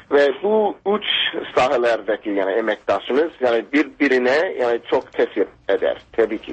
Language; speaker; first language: Turkish; non-native, fluent; English